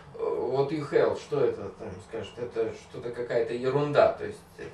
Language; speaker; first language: Russian; native; Russian